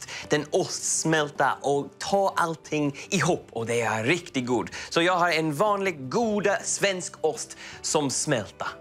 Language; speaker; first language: Swedish; non-native, learner; English